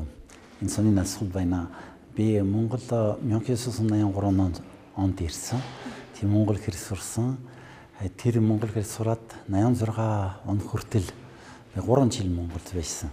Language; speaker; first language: Mongolian; non-native, fluent; French